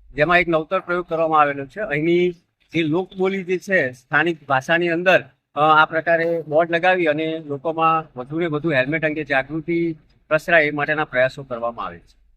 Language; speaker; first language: Gujarati; native; Gujarati